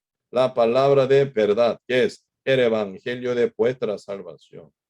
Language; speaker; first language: Spanish; non-native, fluent; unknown